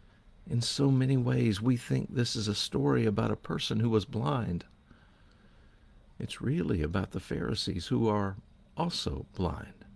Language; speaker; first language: English; native; English